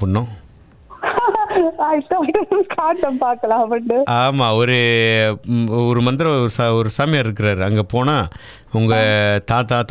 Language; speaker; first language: Tamil; native; Tamil